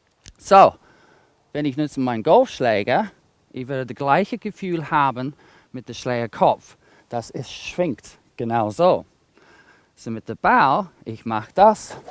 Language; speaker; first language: German; non-native, fluent; English